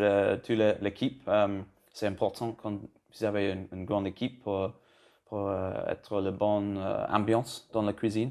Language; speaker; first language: French; non-native, learner; English